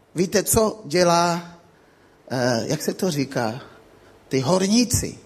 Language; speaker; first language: Czech; non-native, fluent; Akan